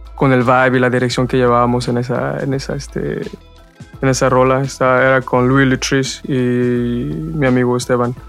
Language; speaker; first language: Spanish; early bilingual, heritage; Spanish